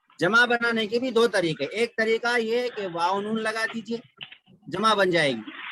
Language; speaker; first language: Urdu; native; Urdu